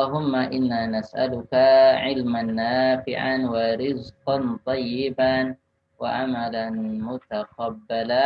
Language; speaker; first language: Arabic; non-native, fluent; Indonesian